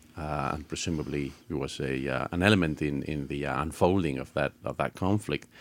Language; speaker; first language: English; non-native, fluent; Spanish